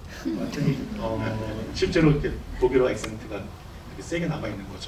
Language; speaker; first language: Korean; native; Korean